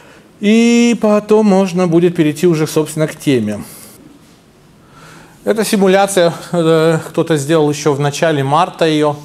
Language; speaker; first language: Russian; native; Russian